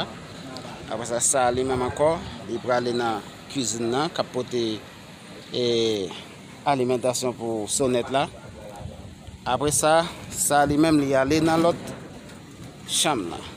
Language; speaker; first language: French; non-native, learner; Haitian Creole